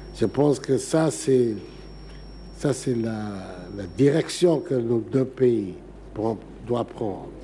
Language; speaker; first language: French; non-native, fluent; Akan